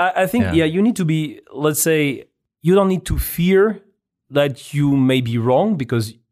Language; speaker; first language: English; non-native, fluent; French